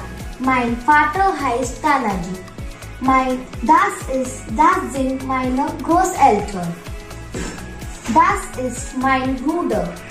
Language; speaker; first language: German; non-native, learner; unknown